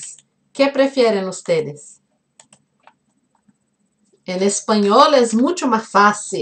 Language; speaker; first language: Spanish; non-native, fluent; Portuguese